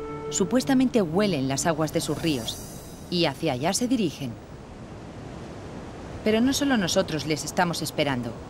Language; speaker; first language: Spanish; native; Spanish